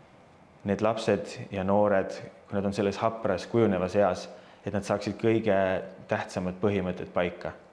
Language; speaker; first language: Estonian; native; Estonian